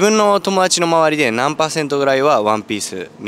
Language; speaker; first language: Japanese; early bilingual, heritage; Spanish